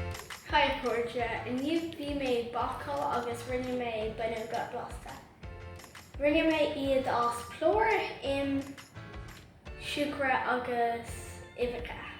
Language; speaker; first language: Irish; non-native, local second language; English